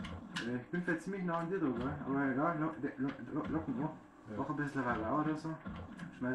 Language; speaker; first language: German; native; German